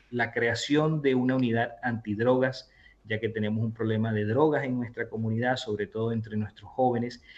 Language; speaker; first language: Spanish; native; Spanish